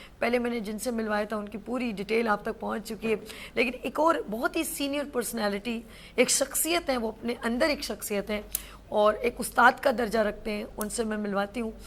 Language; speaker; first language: Urdu; native; Urdu